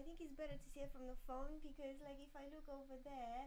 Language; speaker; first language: English; non-native, fluent; Romanian